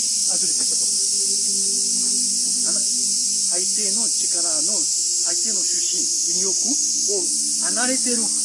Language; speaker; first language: Japanese; non-native, fluent; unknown